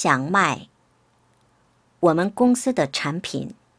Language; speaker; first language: Chinese; non-native, fluent; Korean